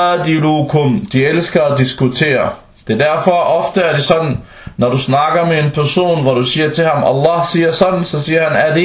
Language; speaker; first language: Danish; early bilingual, other home language; Arabic